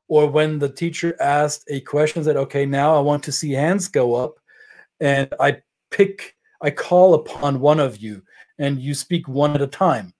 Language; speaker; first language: English; non-native, fluent; German